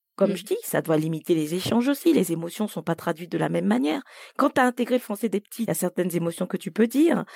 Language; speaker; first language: French; native; French